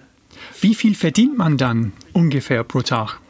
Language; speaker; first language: German; non-native, fluent; English